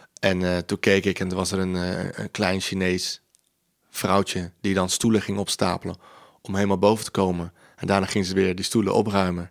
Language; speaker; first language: Dutch; native; Dutch